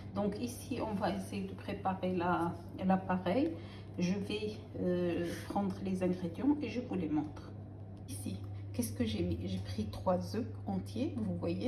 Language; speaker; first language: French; non-native, local second language; Arabic